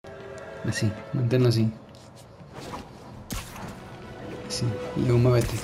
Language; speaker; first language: Spanish; native; Spanish